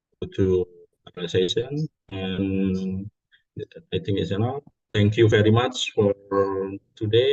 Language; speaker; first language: English; non-native, learner; Indonesian